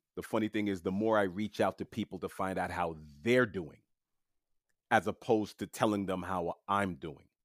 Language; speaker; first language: English; early bilingual, other home language; French